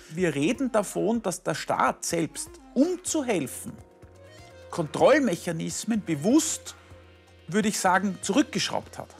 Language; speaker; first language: German; native; German